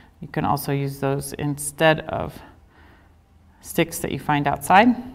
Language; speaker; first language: English; native; English